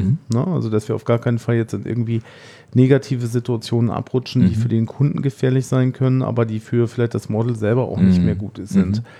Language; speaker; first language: German; native; German